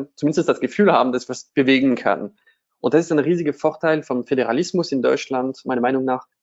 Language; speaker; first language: German; non-native, fluent; French